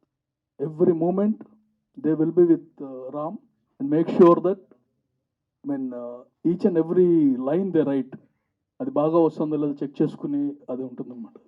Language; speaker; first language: Telugu; native; Telugu